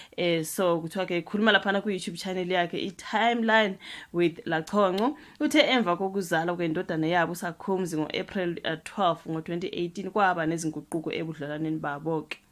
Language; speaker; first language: Zulu; non-native, local second language; Xhosa